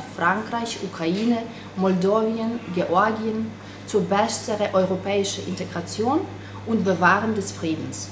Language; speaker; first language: German; non-native, fluent; Ukrainian